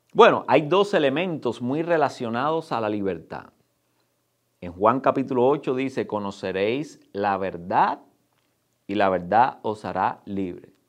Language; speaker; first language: Spanish; native; Spanish